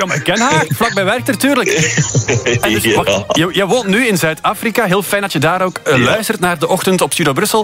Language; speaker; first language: Dutch; native; Dutch